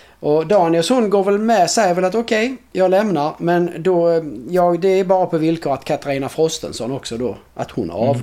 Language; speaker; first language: Swedish; native; Swedish